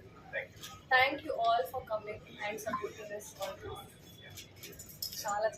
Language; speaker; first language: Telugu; non-native, local second language; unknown